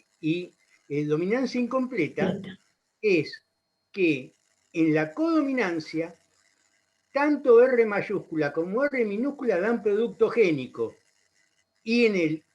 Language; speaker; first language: Spanish; native; Spanish